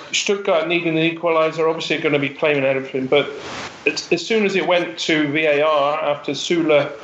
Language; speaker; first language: English; native; English